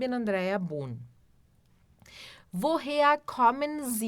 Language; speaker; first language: German; non-native, fluent; Portuguese